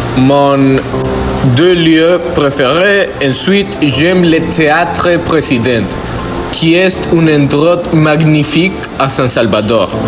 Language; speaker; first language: French; non-native, learner; Spanish